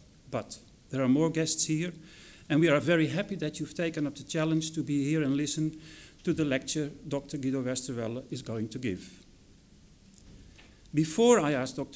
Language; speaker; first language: English; non-native, fluent; Dutch